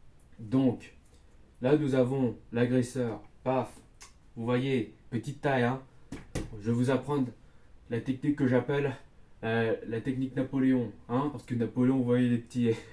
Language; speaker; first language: French; native; French